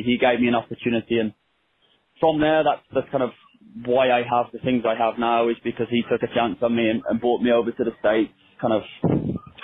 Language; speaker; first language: English; native; English